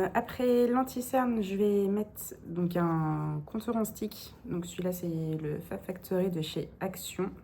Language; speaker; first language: French; native; French